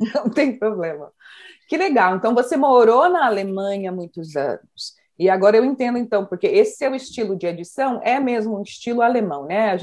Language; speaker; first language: Portuguese; native; Portuguese